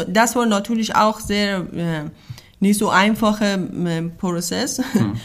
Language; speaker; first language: German; non-native, learner; Persian